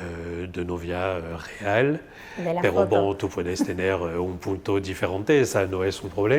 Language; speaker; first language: Spanish; non-native, fluent; French